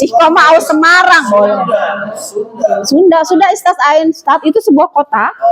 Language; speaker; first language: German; non-native, learner; Indonesian